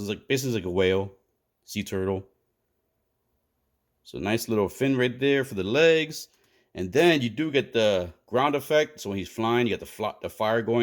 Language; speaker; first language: English; native; English